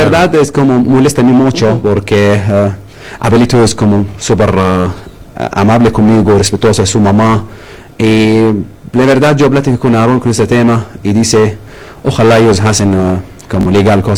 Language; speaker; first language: Spanish; non-native, learner; Arabic